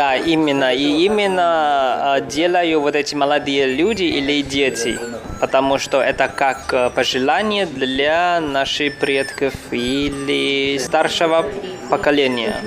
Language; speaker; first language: Russian; non-native, learner; Chinese